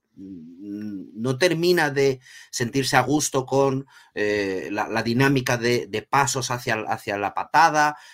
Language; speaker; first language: Spanish; early bilingual, other home language; Portuguese